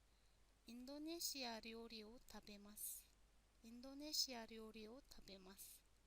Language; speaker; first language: Japanese; non-native, fluent; Mongolian